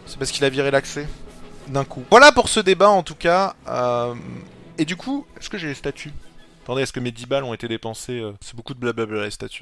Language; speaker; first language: French; native; French